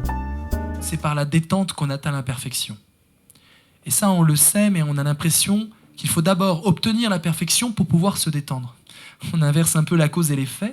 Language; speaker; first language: French; native; French